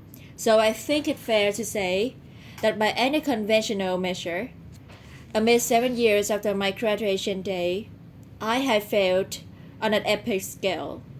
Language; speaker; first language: English; non-native, learner; Vietnamese